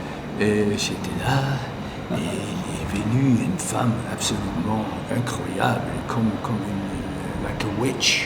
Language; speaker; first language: French; non-native, learner; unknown